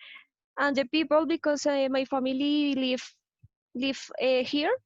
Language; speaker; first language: English; non-native, learner; Spanish